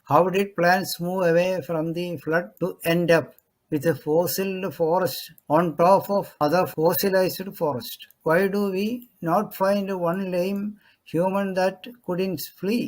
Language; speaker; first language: English; non-native, local second language; Malayalam